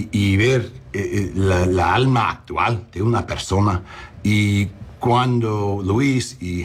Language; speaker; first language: Spanish; non-native, learner; English